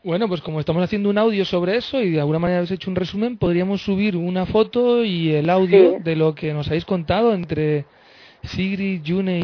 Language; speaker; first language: Spanish; native; Spanish